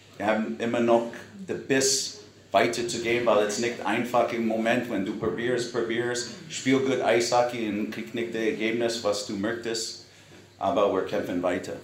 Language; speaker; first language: German; non-native, fluent; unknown